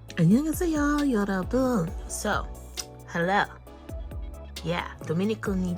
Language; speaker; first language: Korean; non-native, learner; English